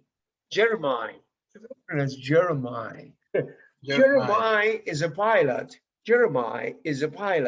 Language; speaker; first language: English; non-native, fluent; Spanish